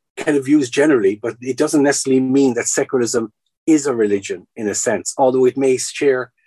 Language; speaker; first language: English; native; English